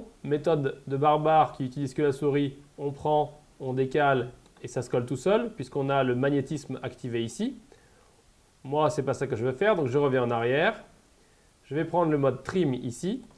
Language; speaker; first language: French; native; French